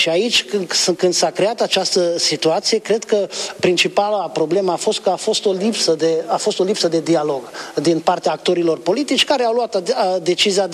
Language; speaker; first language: Romanian; non-native, local second language; Hungarian